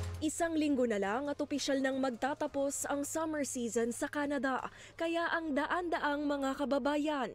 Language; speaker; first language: Filipino; native; Filipino